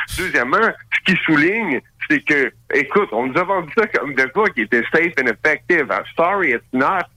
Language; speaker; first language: French; native; French